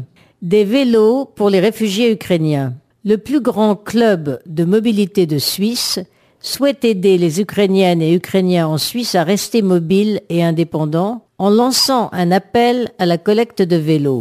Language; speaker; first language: French; native; French